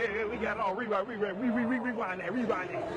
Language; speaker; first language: English; native; English